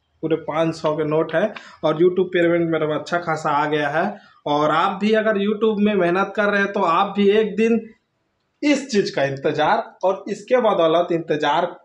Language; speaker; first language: Hindi; native; Hindi